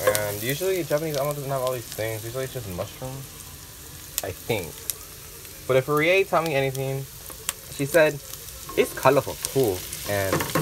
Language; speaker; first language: English; early bilingual, other home language; Spanish